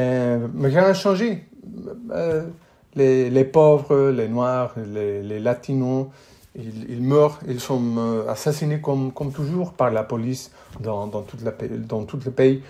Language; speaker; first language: French; non-native, fluent; English